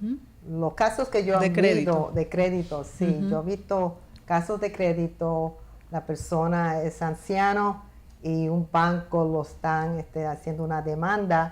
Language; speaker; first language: Spanish; early bilingual, heritage; Spanish